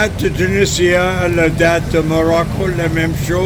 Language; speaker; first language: French; non-native, learner; English